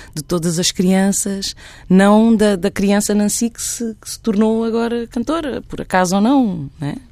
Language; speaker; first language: Portuguese; non-native, local second language; Kabuverdianu